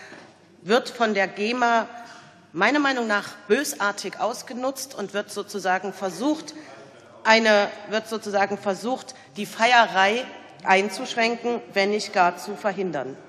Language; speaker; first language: German; native; German